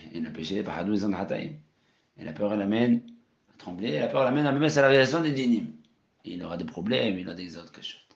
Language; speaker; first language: French; native; French